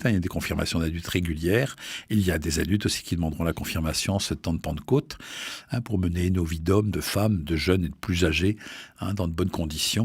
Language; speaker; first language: French; native; French